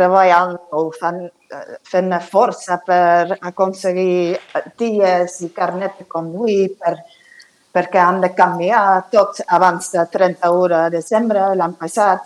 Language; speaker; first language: Catalan; non-native, fluent; English